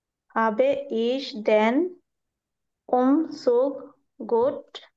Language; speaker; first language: German; non-native, learner; Bangla